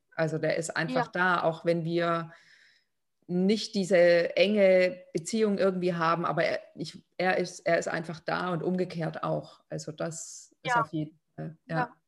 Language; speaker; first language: German; non-native, fluent; Lithuanian